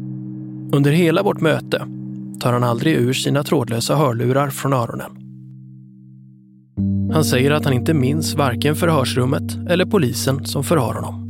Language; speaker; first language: Swedish; native; Swedish